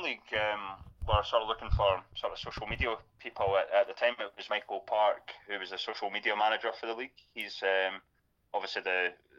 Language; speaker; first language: English; native; English